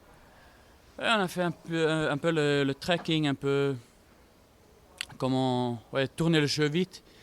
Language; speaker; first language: French; non-native, fluent; German